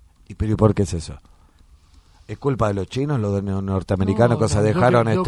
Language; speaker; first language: Spanish; native; Spanish